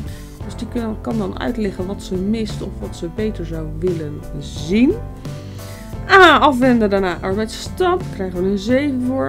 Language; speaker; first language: Dutch; native; Dutch